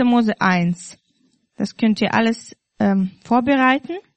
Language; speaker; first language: German; non-native, fluent; Russian